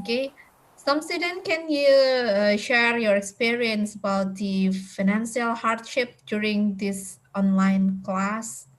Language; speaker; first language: English; non-native, fluent; Indonesian